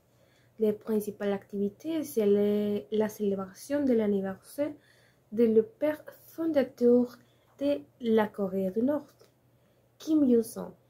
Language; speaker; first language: French; non-native, learner; Spanish